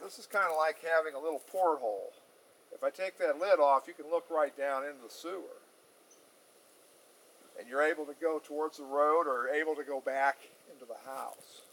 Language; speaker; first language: English; native; English